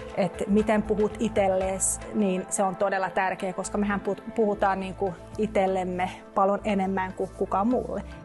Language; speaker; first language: Finnish; non-native, local second language; Swedish